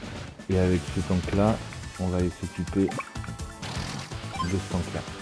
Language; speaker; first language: French; native; French